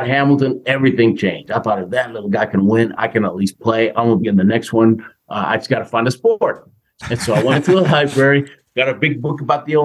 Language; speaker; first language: English; native; English